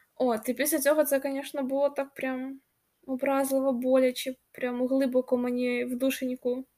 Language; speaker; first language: Ukrainian; non-native, local second language; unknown